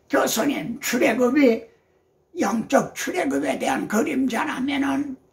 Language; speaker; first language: Korean; native; Korean